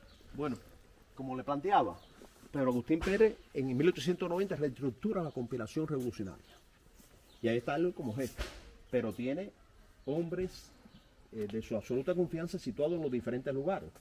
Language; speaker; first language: Spanish; native; Spanish